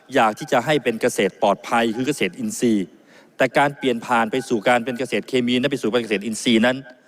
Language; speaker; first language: Thai; native; Thai